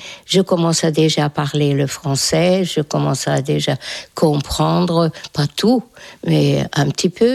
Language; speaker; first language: French; non-native, fluent; Hungarian